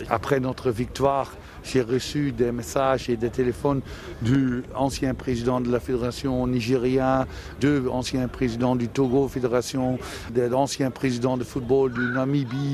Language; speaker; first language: French; non-native, learner; Dutch